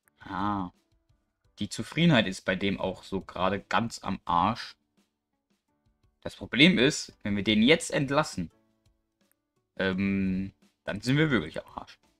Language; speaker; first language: German; native; German